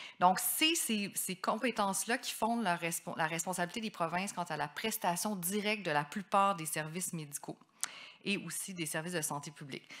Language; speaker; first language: French; native; French